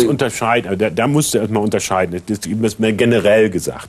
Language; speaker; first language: German; native; German